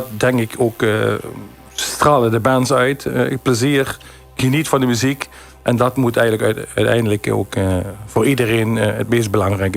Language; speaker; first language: Dutch; native; Dutch